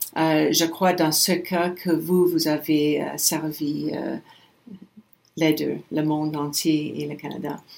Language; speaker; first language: French; non-native, local second language; English